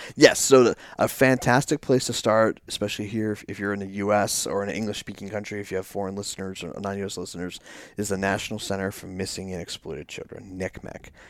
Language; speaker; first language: English; native; English